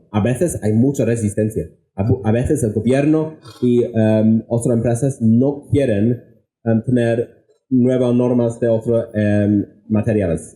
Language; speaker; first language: Spanish; non-native, fluent; English